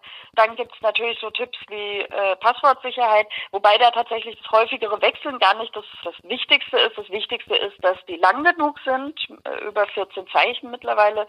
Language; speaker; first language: German; native; German